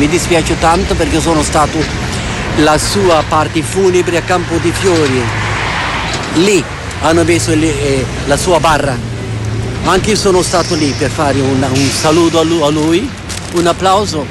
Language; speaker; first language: Italian; non-native, fluent; Portuguese